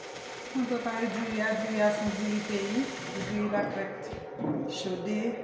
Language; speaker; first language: French; non-native, learner; Haitian Creole